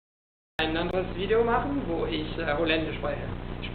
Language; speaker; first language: German; non-native, fluent; Italian